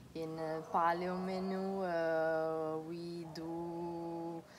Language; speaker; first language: English; non-native, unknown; Italian